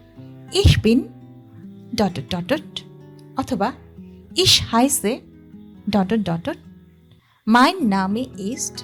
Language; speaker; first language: German; non-native, learner; Bangla